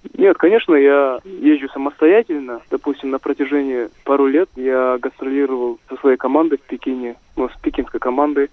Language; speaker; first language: Russian; non-native, local second language; Kazakh